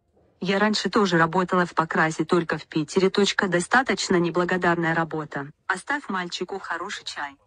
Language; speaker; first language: Russian; native; Russian